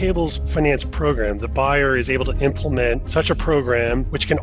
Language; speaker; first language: English; native; English